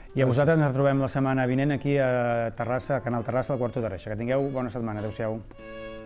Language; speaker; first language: Catalan; native; Catalan